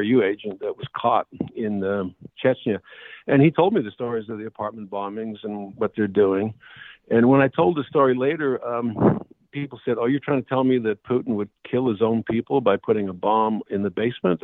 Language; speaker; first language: English; native; English